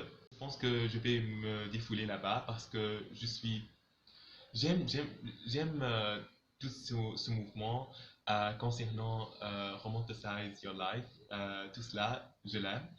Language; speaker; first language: French; non-native, local second language; Arabic